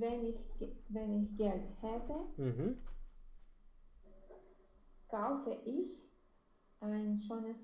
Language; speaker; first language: German; non-native, learner; Romanian